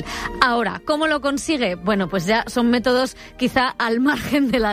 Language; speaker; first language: Spanish; native; Spanish